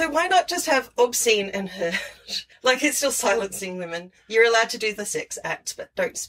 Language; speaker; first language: English; native; English